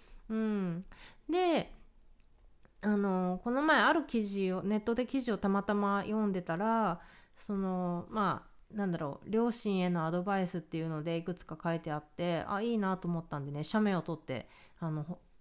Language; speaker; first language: Japanese; native; Japanese